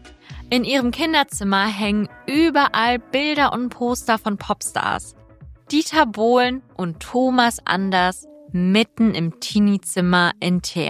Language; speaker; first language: German; early bilingual, heritage; Persian